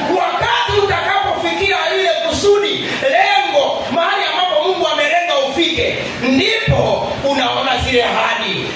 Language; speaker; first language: Swahili; non-native, local second language; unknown